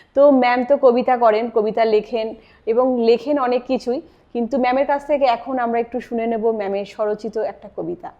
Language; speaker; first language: Bangla; native; Bangla